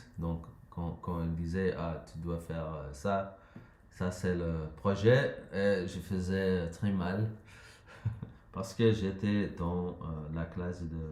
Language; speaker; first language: French; non-native, learner; Dutch